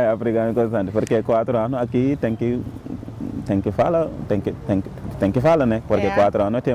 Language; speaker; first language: Portuguese; non-native, learner; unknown